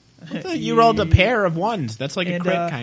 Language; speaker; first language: English; native; English